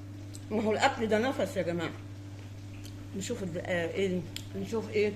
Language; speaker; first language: Arabic; native; Arabic